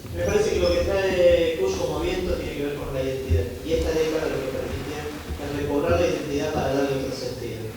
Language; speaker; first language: Spanish; native; Spanish